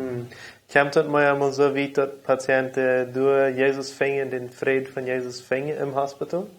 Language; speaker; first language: German; non-native, local second language; Low German